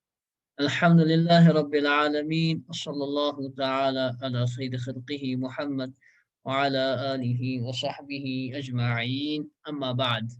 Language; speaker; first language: Arabic; non-native, fluent; Urdu